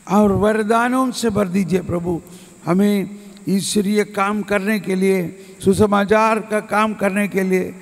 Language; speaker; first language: Hindi; non-native, local second language; Malayalam